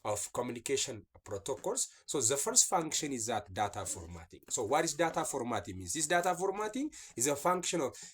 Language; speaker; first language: English; non-native, local second language; Amharic